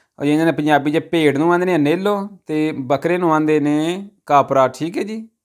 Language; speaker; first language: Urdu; non-native, local second language; Punjabi